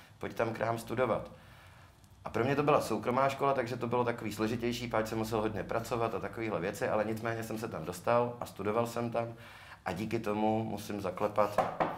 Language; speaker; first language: Czech; native; Czech